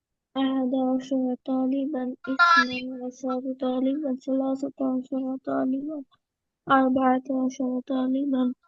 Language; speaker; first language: Arabic; non-native, learner; Bangla